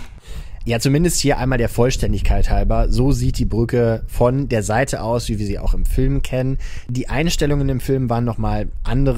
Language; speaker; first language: German; native; German